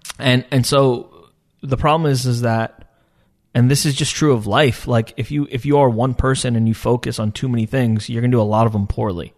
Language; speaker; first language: English; early bilingual, other home language; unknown